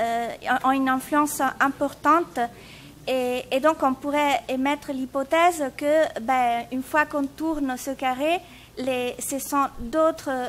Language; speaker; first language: French; native; French